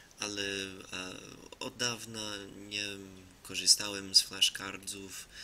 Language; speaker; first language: Polish; non-native, learner; English